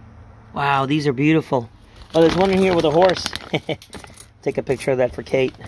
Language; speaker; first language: English; native; English